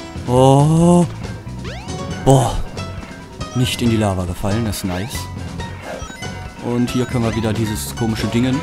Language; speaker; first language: German; native; German